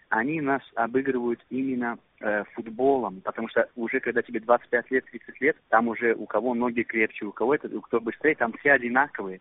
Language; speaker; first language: Russian; non-native, local second language; Uzbek